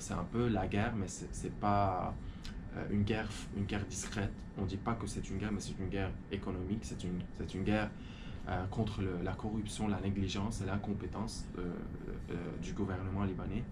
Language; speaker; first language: French; non-native, fluent; Arabic